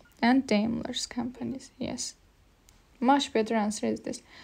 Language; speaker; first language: English; non-native, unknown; Azerbaijani